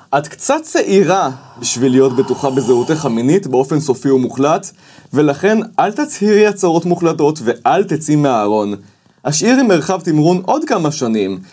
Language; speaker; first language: Hebrew; native; Hebrew